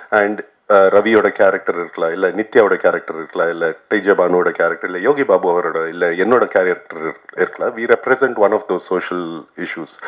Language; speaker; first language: Tamil; non-native, fluent; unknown